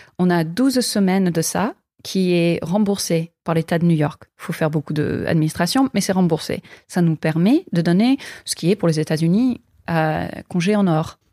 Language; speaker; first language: French; non-native, fluent; English